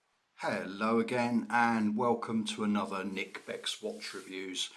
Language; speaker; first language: English; native; English